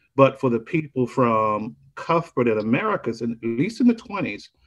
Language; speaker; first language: English; native; English